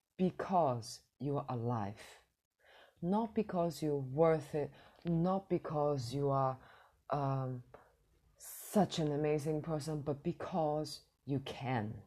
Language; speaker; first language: English; non-native, fluent; Cantonese